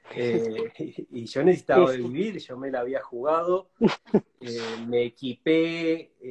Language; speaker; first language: Spanish; native; Spanish